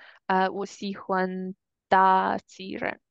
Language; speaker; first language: Chinese; non-native, learner; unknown